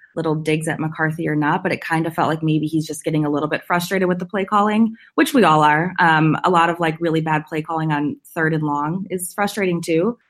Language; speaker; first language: English; native; English